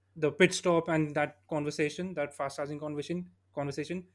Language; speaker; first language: English; non-native, local second language; Hindi